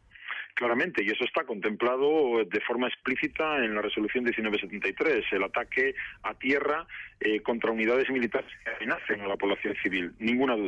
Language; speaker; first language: Spanish; native; Spanish